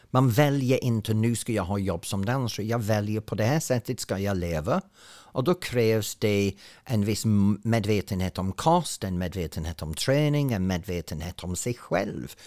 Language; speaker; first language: Swedish; non-native, fluent; English